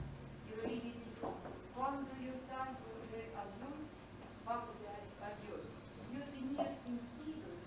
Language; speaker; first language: Spanish; non-native, learner; Russian